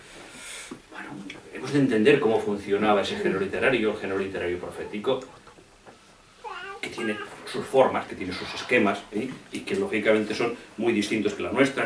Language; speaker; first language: Spanish; native; Spanish